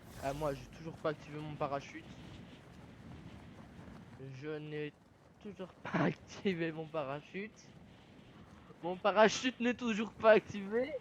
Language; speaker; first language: French; native; French